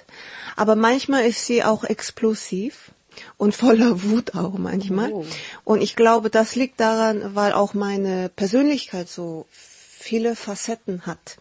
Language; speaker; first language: German; early bilingual, heritage; Korean